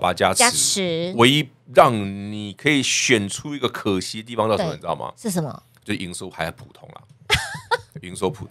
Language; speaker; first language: Chinese; native; Chinese